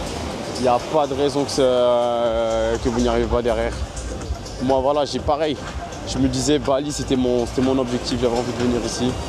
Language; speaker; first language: French; native; French